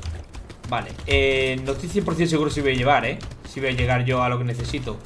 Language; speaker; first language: Spanish; native; Spanish